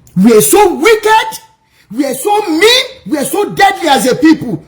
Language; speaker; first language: English; non-native, local second language; Yoruba